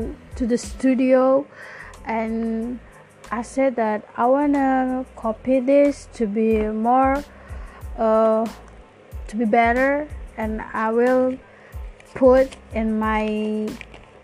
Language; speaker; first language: English; non-native, learner; Malay